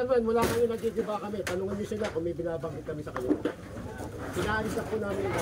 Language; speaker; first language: Filipino; native; Filipino